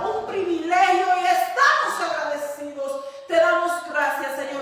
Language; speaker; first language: Spanish; native; Spanish